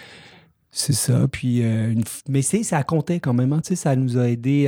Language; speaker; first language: French; native; French